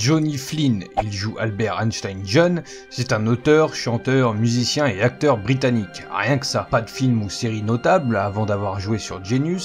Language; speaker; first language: French; native; French